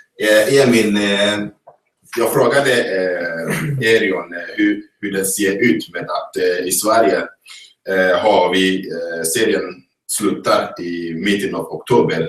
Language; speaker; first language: Swedish; non-native, fluent; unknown